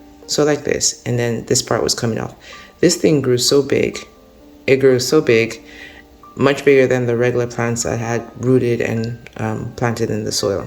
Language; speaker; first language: English; native; English